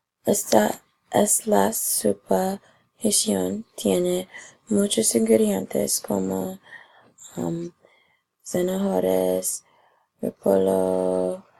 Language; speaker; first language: Spanish; non-native, learner; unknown